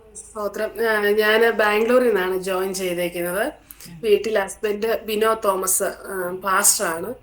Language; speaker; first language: Malayalam; early bilingual, heritage; Malayalam